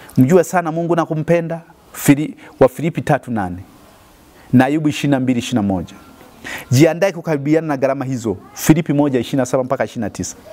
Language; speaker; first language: Swahili; native; Swahili